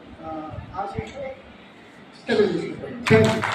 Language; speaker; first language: Telugu; native; Telugu